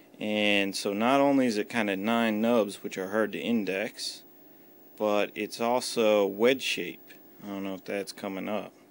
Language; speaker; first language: English; native; English